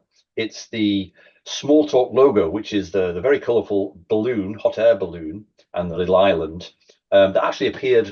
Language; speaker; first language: English; native; English